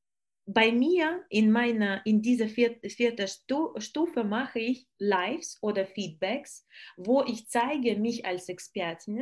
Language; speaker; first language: German; non-native, learner; Russian